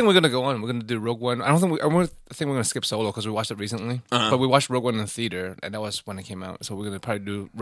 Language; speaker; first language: English; native; English